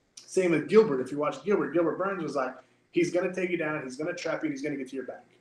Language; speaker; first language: English; native; English